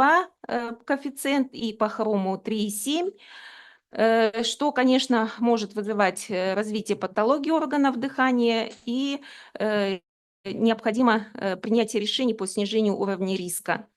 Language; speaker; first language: Russian; native; Russian